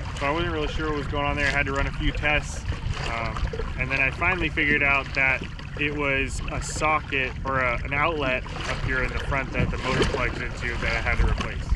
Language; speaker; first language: English; native; English